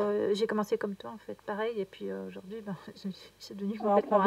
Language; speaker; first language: French; native; French